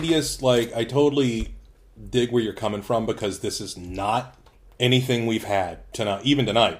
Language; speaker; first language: English; native; English